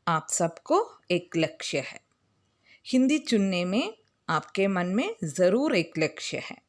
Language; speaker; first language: Hindi; non-native, local second language; Malayalam